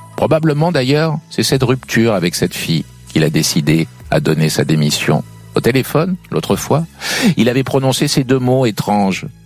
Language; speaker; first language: French; native; French